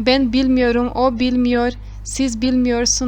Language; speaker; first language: Turkish; non-native, fluent; Portuguese